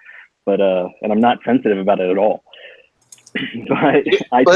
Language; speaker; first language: English; native; English